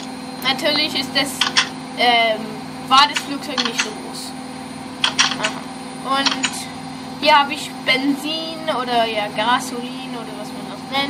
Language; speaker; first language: German; non-native, fluent; English